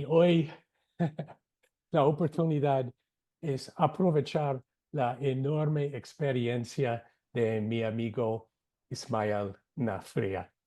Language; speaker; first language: Spanish; non-native, fluent; English